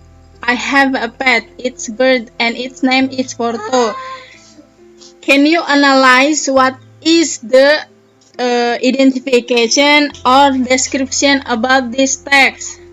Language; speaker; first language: English; non-native, learner; Indonesian